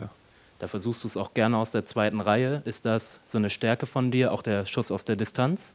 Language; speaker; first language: German; native; German